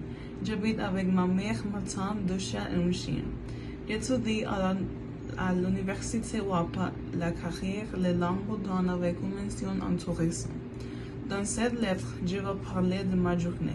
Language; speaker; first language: French; non-native, learner; Spanish